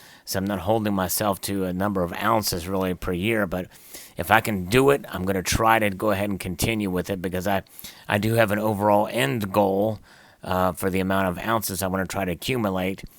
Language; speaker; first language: English; native; English